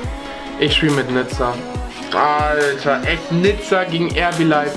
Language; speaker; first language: German; native; German